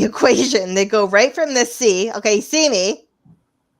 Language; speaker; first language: English; native; English